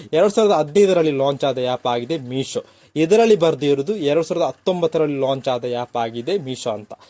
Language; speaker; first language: Kannada; non-native, local second language; Tulu